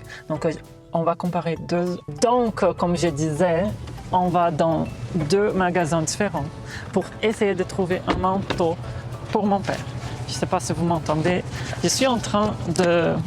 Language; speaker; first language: French; non-native, fluent; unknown